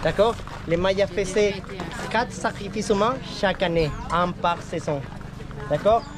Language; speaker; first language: French; non-native, learner; Spanish